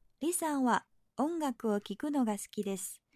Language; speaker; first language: Japanese; non-native, fluent; Chinese